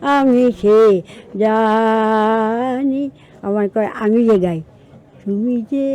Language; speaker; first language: Bangla; native; Bangla